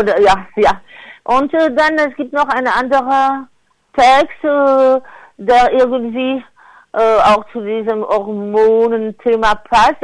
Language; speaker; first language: German; non-native, fluent; French